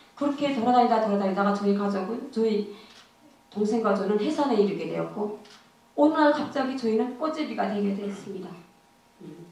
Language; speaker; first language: Korean; native; Korean